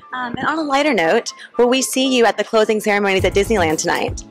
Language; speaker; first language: English; native; English